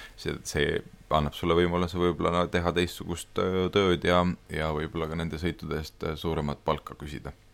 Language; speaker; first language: Estonian; native; Estonian